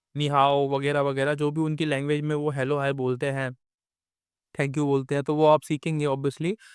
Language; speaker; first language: Hindi; native; Hindi